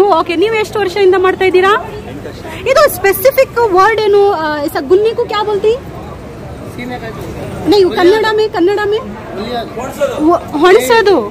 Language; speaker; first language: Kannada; non-native, local second language; Hindi